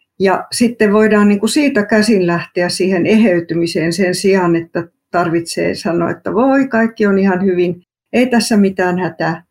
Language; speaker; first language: Finnish; native; Finnish